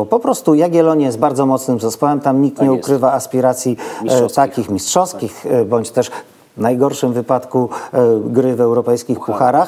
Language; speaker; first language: Polish; native; Polish